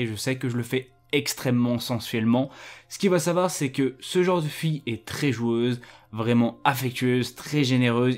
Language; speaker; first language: French; native; French